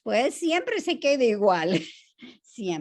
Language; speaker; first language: Spanish; non-native, fluent; English